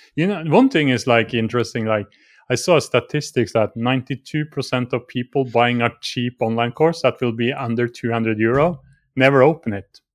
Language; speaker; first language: English; non-native, fluent; Norwegian